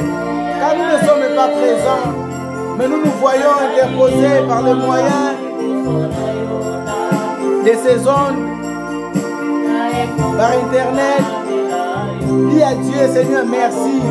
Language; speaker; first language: French; non-native, local second language; Lingala